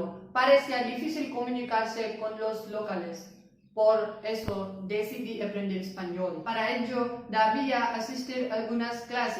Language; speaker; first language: Spanish; non-native, fluent; Gujarati